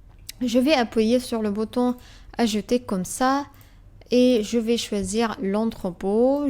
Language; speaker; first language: French; non-native, fluent; Arabic